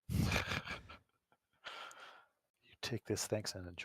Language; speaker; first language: English; native; English